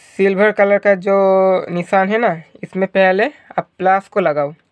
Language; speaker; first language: Hindi; non-native, local second language; Bangla